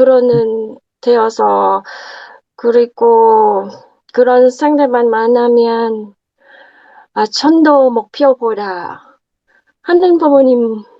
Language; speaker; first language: Korean; non-native, learner; Thai